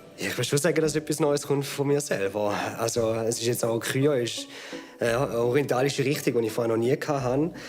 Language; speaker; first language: German; native; German